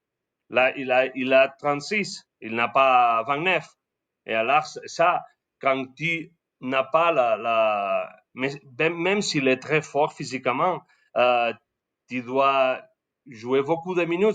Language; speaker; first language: French; non-native, learner; Spanish